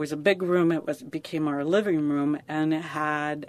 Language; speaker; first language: English; native; English